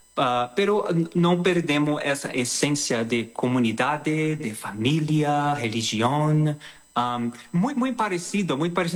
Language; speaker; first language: Portuguese; non-native, learner; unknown